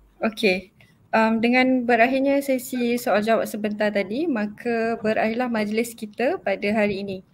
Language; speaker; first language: Malay; native; Malay